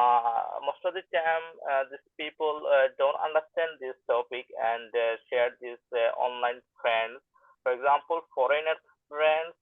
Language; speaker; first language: English; non-native, learner; Bangla